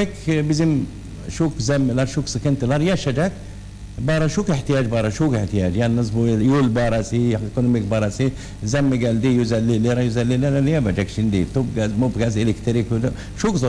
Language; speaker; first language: Turkish; non-native, learner; Arabic